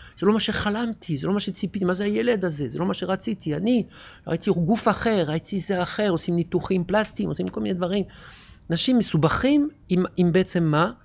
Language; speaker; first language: Hebrew; non-native, fluent; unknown